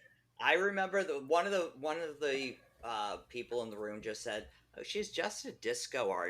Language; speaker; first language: English; native; English